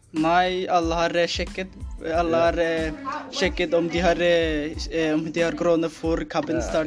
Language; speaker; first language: Norwegian; non-native, learner; Spanish